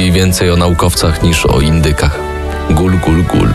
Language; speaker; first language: Polish; native; Polish